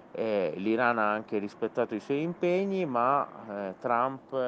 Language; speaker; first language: Italian; non-native, fluent; Persian